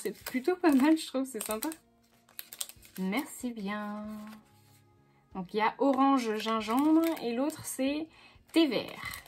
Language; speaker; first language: French; native; French